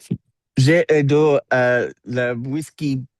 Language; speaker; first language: French; non-native, learner; English